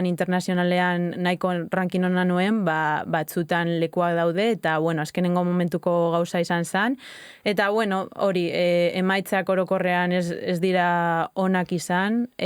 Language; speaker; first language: Basque; native; Basque